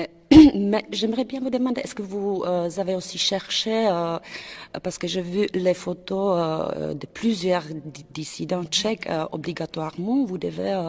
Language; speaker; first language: French; non-native, fluent; Czech